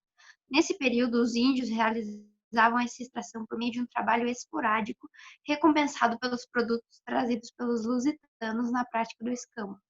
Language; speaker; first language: Portuguese; native; Portuguese